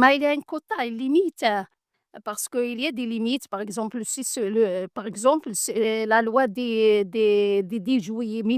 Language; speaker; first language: French; non-native, learner; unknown